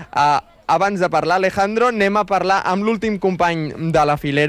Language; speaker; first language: Catalan; native; Catalan